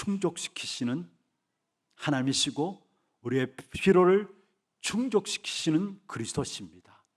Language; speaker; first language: Korean; native; Korean